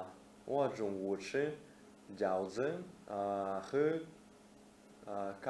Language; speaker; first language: Chinese; non-native, learner; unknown